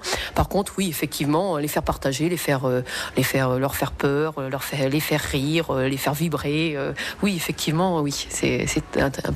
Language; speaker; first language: French; native; French